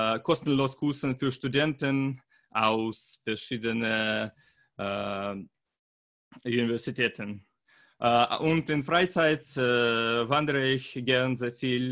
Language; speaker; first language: German; non-native, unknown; Russian